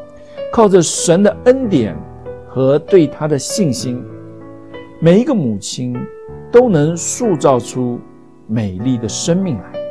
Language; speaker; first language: Chinese; native; Chinese